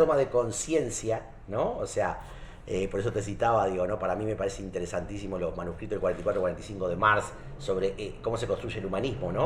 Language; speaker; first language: Spanish; native; Spanish